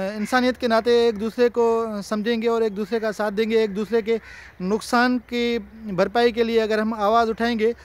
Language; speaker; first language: Urdu; non-native, local second language; Sindhi